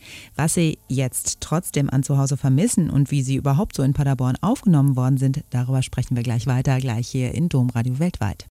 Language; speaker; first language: German; native; German